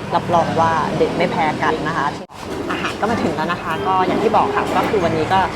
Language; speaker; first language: Thai; native; Thai